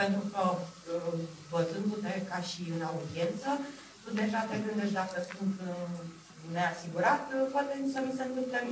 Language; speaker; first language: Romanian; native; Romanian